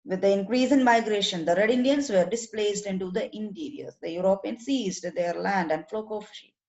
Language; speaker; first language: English; non-native, local second language; Malayalam